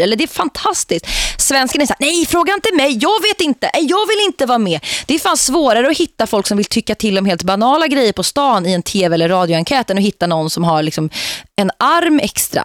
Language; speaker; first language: Swedish; native; Swedish